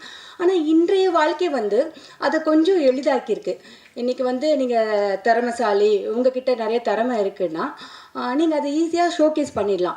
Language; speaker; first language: Tamil; native; Tamil